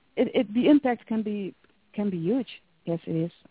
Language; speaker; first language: English; non-native, fluent; Dutch